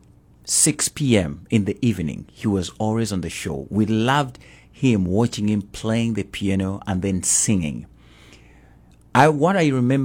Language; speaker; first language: English; non-native, local second language; Ganda